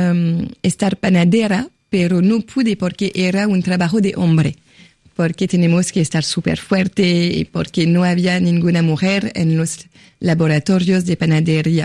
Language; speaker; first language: Spanish; non-native, fluent; French